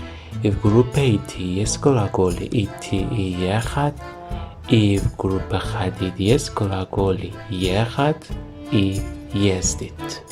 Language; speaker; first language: Russian; non-native, fluent; Persian